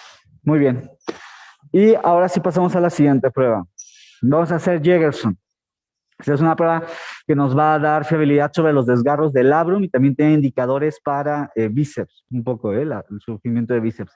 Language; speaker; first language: Spanish; native; Spanish